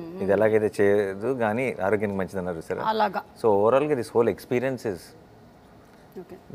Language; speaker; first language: Telugu; native; Telugu